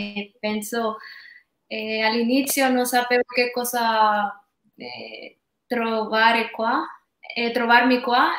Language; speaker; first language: Italian; non-native, learner; Spanish